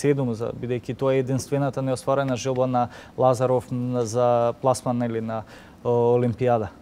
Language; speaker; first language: Macedonian; native; Macedonian